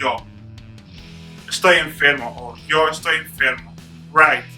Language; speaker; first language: Spanish; non-native, fluent; Portuguese